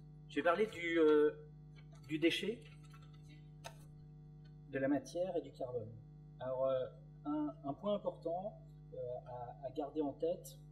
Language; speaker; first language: French; native; French